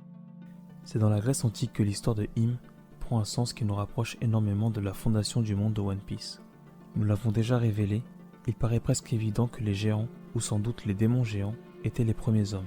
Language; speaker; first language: French; native; French